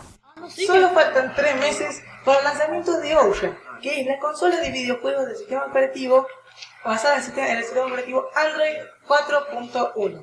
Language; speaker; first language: Spanish; native; Spanish